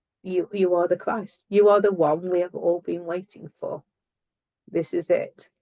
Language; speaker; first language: English; native; English